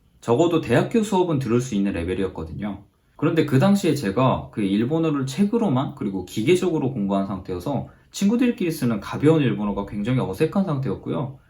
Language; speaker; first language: Korean; native; Korean